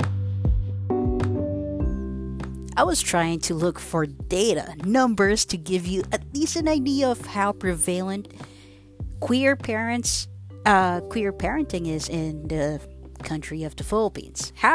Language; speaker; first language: English; non-native, local second language; Filipino